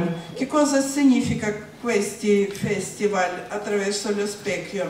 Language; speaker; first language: Italian; non-native, learner; Russian